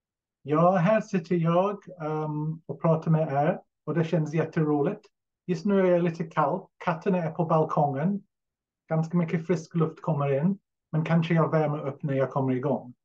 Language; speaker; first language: Swedish; non-native, fluent; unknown